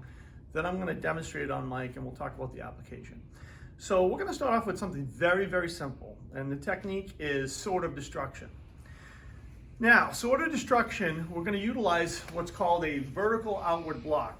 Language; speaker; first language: English; native; English